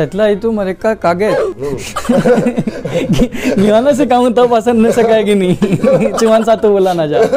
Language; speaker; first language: Indonesian; non-native, learner; Hindi